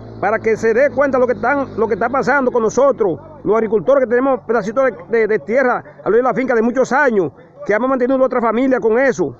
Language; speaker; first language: Spanish; native; Spanish